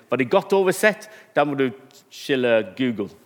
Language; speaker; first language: Norwegian; non-native, fluent; English